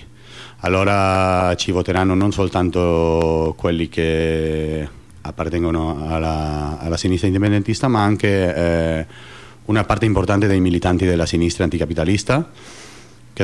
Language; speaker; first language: Italian; non-native, fluent; Catalan